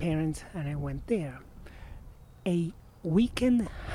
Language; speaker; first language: English; non-native, fluent; Spanish